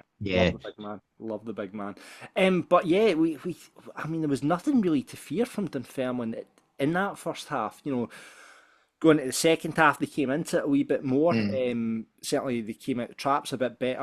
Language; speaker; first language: English; native; English